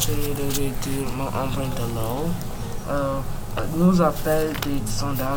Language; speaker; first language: French; non-native, learner; English